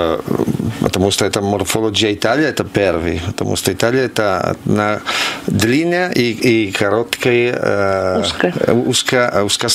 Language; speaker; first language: Russian; non-native, learner; Italian